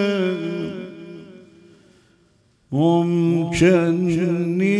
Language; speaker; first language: Persian; native; Persian